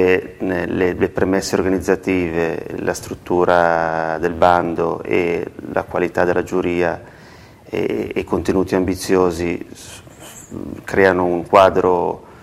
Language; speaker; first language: Italian; native; Italian